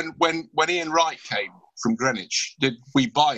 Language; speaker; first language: English; native; English